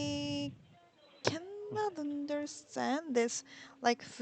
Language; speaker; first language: English; non-native, learner; Korean